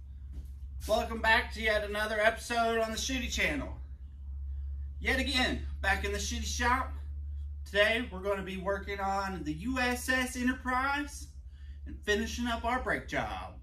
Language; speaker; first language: English; native; English